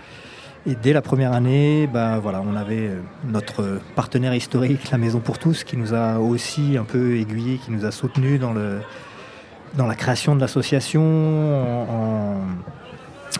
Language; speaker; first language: French; native; French